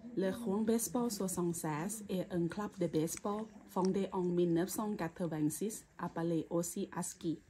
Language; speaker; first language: French; non-native, learner; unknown